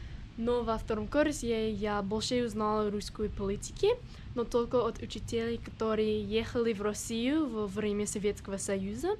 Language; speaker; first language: Russian; non-native, learner; English